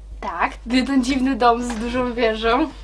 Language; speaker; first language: Polish; native; Polish